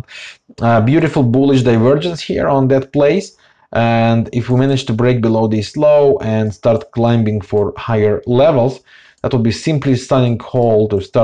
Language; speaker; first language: English; non-native, fluent; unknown